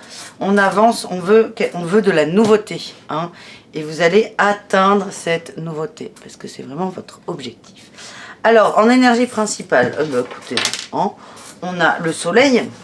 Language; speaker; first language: French; native; French